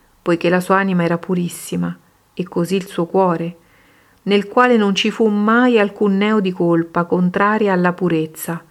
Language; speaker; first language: Italian; native; Italian